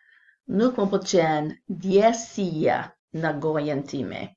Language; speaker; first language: Albanian; non-native, learner; English